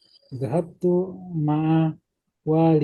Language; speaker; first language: Arabic; non-native, learner; Indonesian